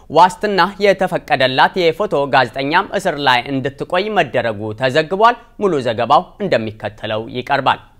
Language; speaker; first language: Amharic; non-native, local second language; Oromo